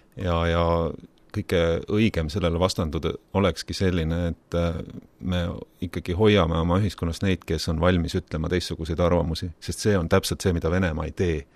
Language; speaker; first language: Estonian; native; Estonian